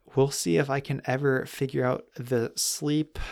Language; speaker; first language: English; native; English